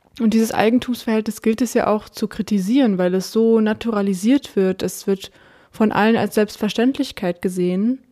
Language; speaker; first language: German; early bilingual, other home language; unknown